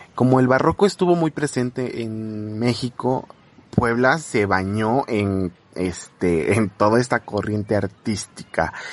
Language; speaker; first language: Spanish; native; Spanish